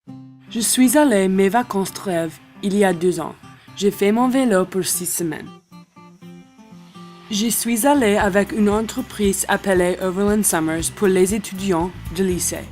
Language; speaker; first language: French; non-native, learner; English